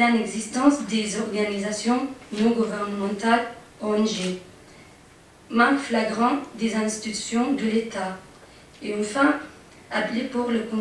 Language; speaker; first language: French; non-native, fluent; Arabic